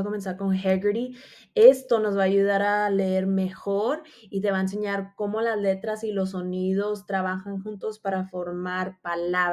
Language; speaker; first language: Spanish; early bilingual, heritage; Spanish